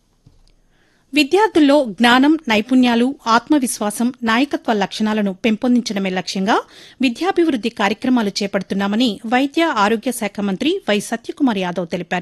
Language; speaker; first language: Telugu; native; Telugu